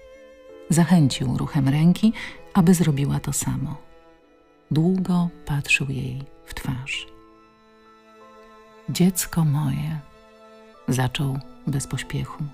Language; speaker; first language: Polish; native; Polish